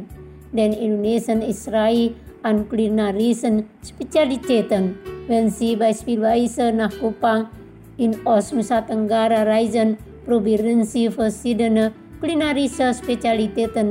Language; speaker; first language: German; non-native, fluent; Indonesian